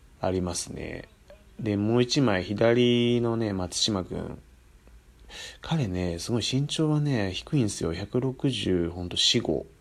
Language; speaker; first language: Japanese; native; Japanese